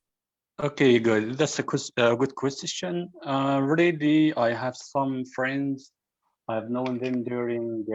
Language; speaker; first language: English; non-native, fluent; Arabic